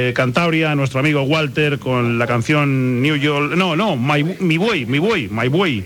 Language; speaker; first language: Spanish; native; Spanish